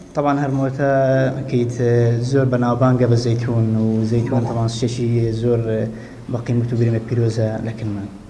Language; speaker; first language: Central Kurdish; non-native, local second language; Assyrian Neo-Aramaic